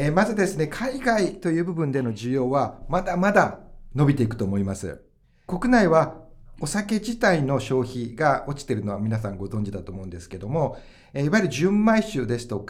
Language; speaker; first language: Japanese; native; Japanese